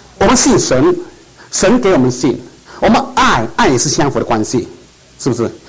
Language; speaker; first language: Chinese; non-native, local second language; Cantonese